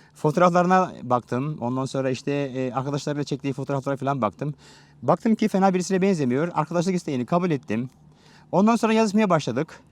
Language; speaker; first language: Turkish; native; Turkish